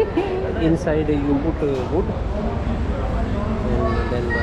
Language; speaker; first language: English; non-native, learner; Hindi